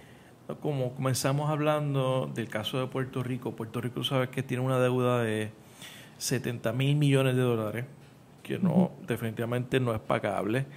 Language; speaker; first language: Spanish; native; Spanish